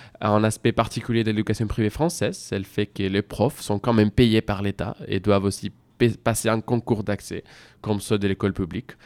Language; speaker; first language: French; non-native, fluent; Spanish